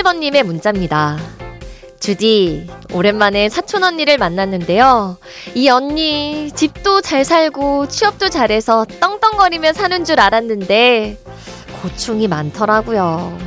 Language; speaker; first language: Korean; native; Korean